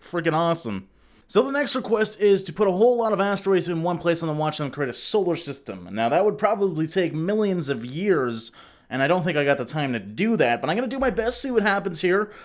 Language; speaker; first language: English; native; English